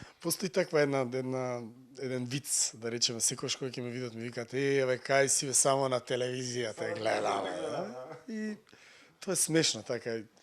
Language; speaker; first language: Macedonian; native; Macedonian